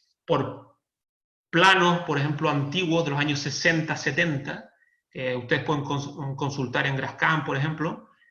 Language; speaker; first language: Spanish; native; Spanish